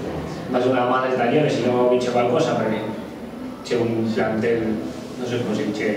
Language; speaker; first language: Italian; non-native, learner; Spanish